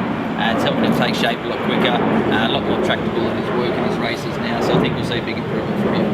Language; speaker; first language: English; native; English